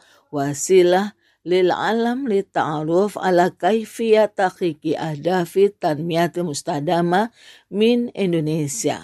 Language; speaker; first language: Arabic; non-native, fluent; Indonesian